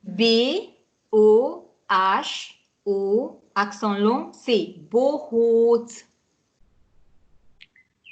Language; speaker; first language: French; non-native, fluent; Hungarian